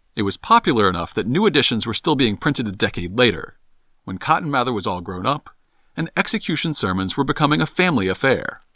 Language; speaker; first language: English; native; English